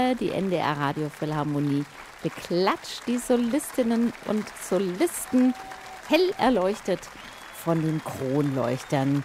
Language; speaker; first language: German; native; German